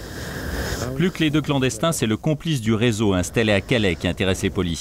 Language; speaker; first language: French; native; French